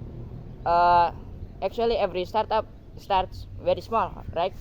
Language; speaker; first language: English; non-native, learner; Indonesian